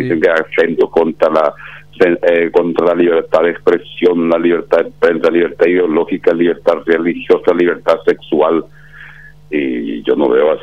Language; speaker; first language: Spanish; native; Spanish